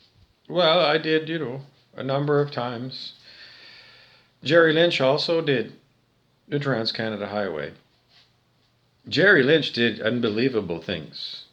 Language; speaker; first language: English; native; English